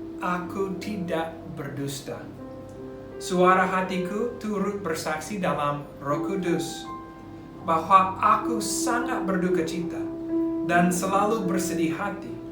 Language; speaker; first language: Indonesian; non-native, fluent; English